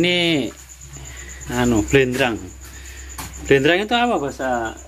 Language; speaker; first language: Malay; non-native, local second language; Javanese